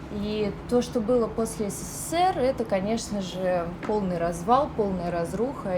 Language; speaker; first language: Russian; native; Russian